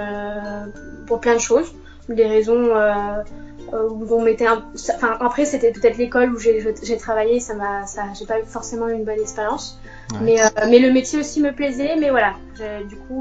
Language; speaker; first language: French; native; French